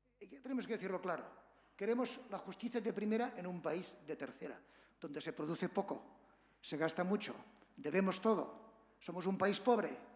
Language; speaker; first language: Spanish; native; Spanish